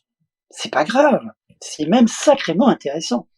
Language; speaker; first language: French; native; French